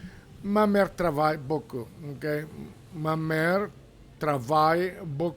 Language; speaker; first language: French; non-native, fluent; Spanish